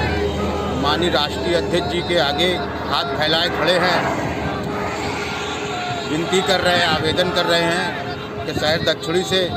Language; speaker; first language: Hindi; native; Hindi